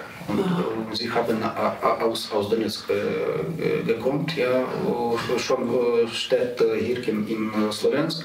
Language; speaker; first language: German; non-native, learner; Ukrainian